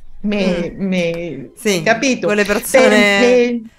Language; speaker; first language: Italian; non-native, learner; Spanish